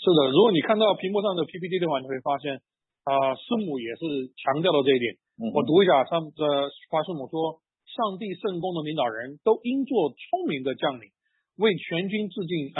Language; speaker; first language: Chinese; native; Chinese